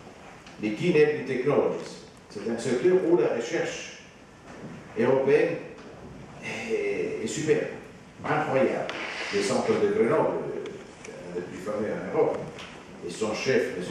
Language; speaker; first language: French; non-native, fluent; Italian